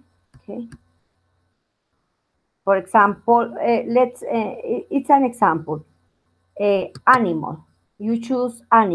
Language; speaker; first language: English; non-native, learner; Spanish